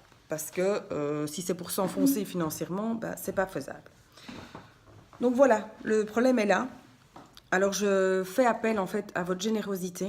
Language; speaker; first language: French; native; French